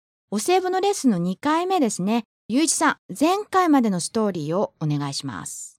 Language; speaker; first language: Japanese; native; Japanese